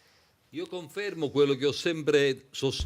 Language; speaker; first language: Italian; native; Italian